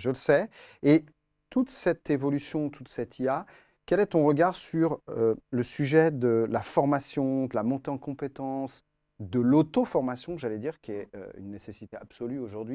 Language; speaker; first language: French; native; French